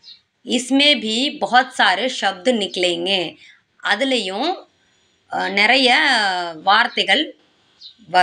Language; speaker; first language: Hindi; non-native, local second language; Tamil